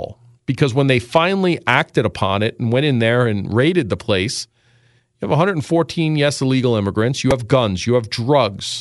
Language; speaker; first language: English; native; English